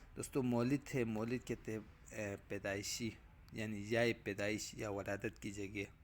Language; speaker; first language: Urdu; non-native, local second language; Punjabi